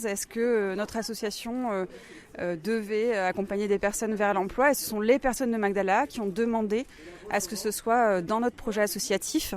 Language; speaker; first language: French; native; French